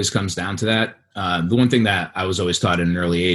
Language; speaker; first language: English; native; English